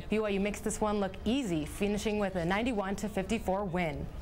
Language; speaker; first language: English; native; English